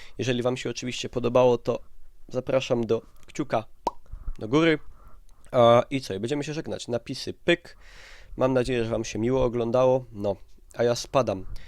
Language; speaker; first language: Polish; native; Polish